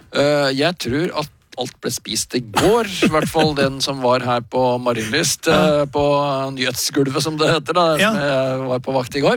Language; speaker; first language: Norwegian; native; Norwegian